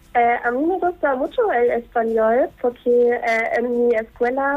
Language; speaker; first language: Spanish; non-native, learner; German